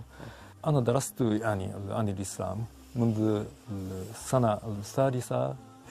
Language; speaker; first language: Arabic; non-native, fluent; Japanese